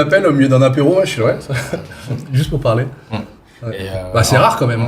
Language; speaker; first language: French; native; French